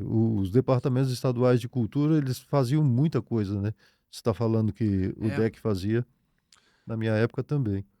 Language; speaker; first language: Portuguese; native; Portuguese